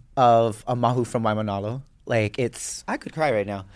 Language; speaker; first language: English; native; English